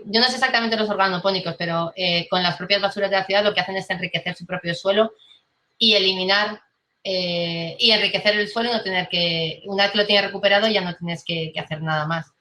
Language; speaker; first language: Spanish; native; Spanish